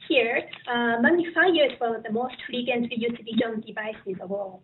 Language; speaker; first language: English; non-native, fluent; Japanese